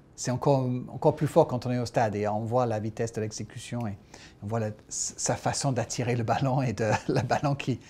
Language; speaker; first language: French; non-native, fluent; English